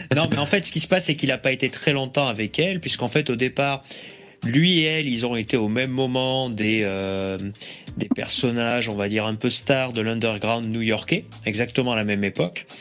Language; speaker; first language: French; native; French